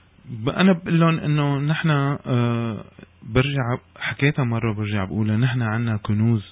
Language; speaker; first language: Arabic; native; Arabic